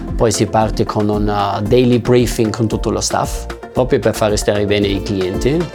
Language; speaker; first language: Italian; non-native, fluent; German